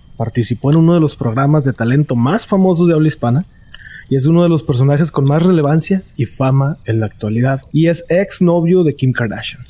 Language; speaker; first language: Spanish; native; Spanish